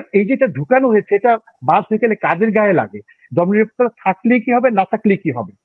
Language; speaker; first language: Bangla; native; Bangla